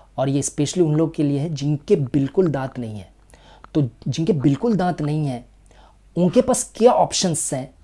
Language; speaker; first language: Hindi; native; Hindi